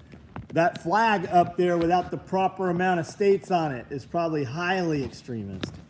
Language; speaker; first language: English; native; English